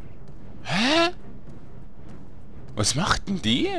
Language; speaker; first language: German; native; German